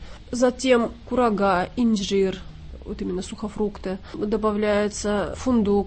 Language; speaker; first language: Russian; native; Russian